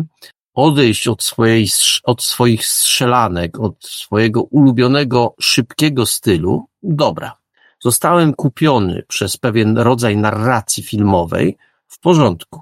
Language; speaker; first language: Polish; native; Polish